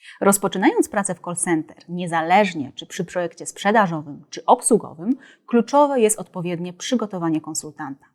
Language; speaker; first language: Polish; native; Polish